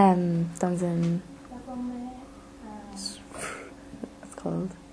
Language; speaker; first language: French; non-native, learner; English